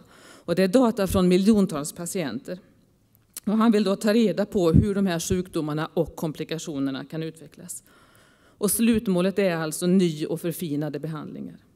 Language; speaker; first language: Swedish; native; Swedish